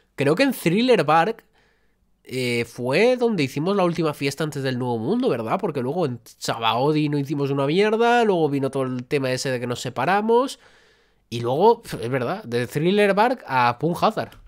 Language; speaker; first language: Spanish; native; Spanish